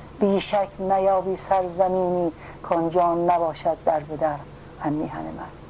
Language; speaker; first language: Persian; native; Persian